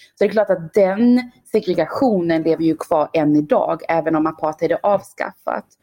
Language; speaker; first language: Swedish; native; Swedish